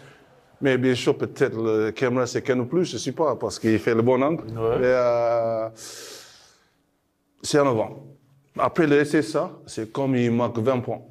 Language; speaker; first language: French; non-native, learner; English